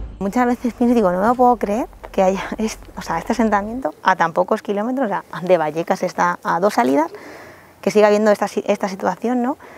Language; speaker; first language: Spanish; native; Spanish